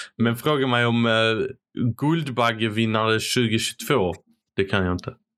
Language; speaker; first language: Swedish; early bilingual, other home language; Arabic